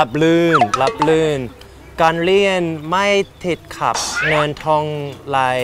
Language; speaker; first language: Thai; non-native, learner; English